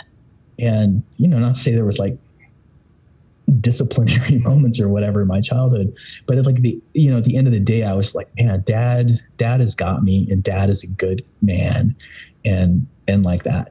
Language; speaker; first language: English; native; English